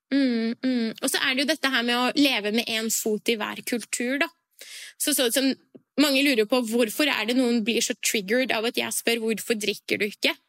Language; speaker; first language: Norwegian; early bilingual, other home language; Persian